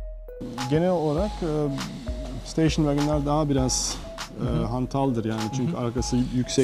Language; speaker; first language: Turkish; native; Turkish